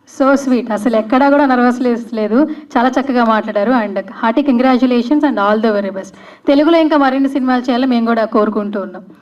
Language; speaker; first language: Telugu; native; Telugu